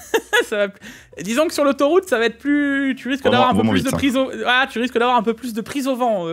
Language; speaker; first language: French; native; French